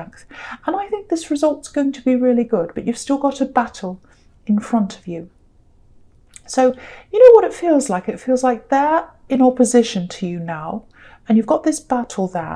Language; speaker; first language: English; native; English